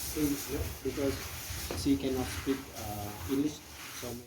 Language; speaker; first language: English; non-native, fluent; Vietnamese